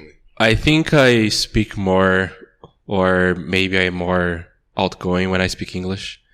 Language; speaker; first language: English; non-native, fluent; Portuguese